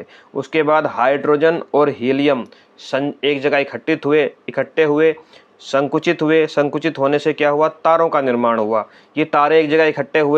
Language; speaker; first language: Hindi; native; Hindi